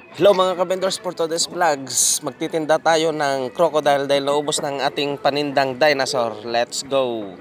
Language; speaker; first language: Filipino; non-native, local second language; Iloko